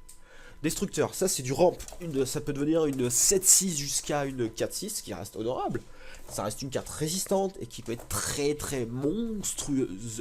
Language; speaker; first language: French; native; French